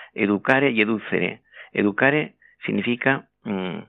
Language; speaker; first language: Spanish; native; Spanish